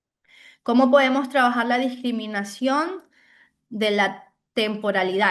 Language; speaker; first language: Spanish; native; Spanish